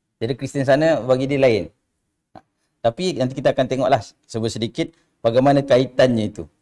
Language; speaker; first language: Malay; native; Malay